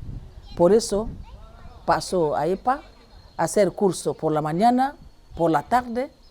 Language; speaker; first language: Spanish; non-native, learner; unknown